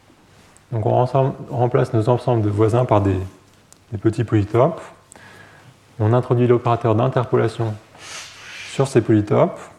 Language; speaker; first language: French; native; French